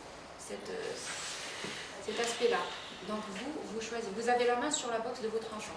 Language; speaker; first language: French; native; French